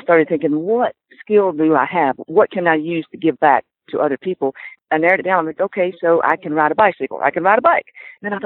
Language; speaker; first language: English; native; English